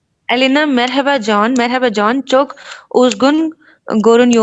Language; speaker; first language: Turkish; non-native, learner; Urdu